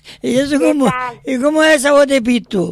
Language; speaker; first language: Spanish; native; Spanish